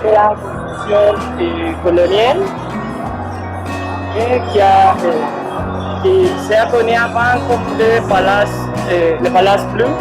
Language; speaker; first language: French; non-native, learner; Spanish